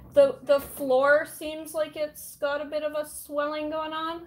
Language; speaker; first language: English; native; English